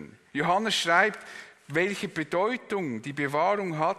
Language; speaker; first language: German; native; German